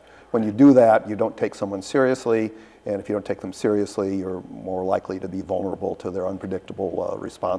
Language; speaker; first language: English; native; English